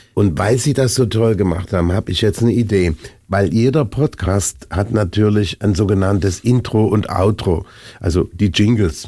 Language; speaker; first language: German; native; German